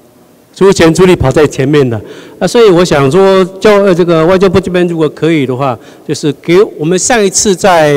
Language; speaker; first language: Chinese; native; Chinese